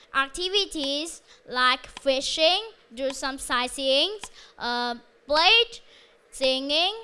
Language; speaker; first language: English; non-native, learner; Vietnamese